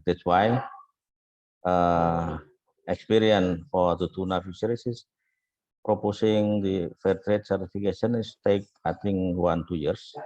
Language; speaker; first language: English; non-native, fluent; Indonesian